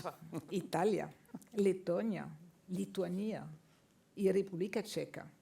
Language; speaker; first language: Spanish; non-native, fluent; French